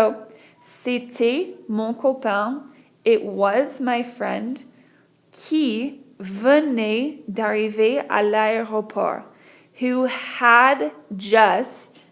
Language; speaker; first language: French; non-native, fluent; English